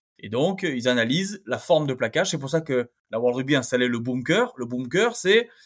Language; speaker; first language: French; native; French